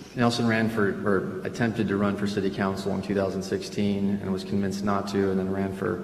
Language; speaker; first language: English; early bilingual, other home language; Spanish